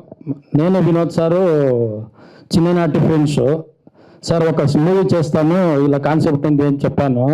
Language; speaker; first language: Telugu; non-native, learner; Kannada